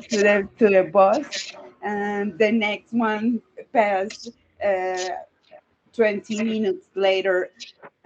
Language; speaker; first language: English; non-native, learner; Spanish